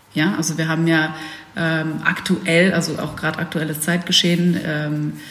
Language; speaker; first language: German; early bilingual, other home language; Dutch